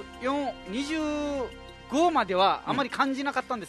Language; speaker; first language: Japanese; non-native, fluent; Nepali